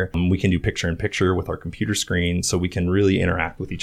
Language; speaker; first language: English; native; English